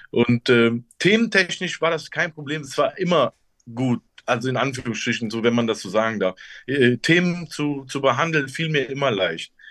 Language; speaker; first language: German; early bilingual, other home language; Turkish